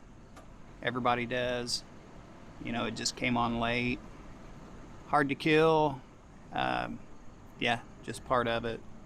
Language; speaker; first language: English; native; English